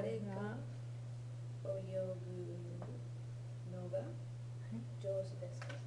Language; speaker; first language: Japanese; non-native, learner; English